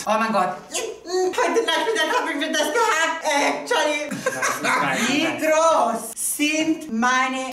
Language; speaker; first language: German; non-native, local second language; Italian